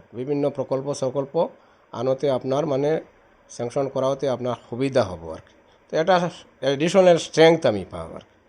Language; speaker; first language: Assamese; non-native, local second language; Sylheti